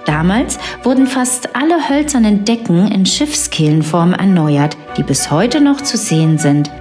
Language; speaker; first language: German; native; German